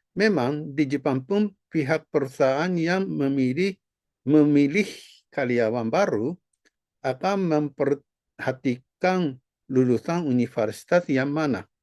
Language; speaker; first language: Indonesian; non-native, fluent; Japanese